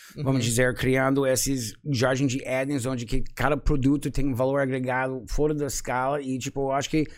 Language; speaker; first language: Portuguese; non-native, fluent; English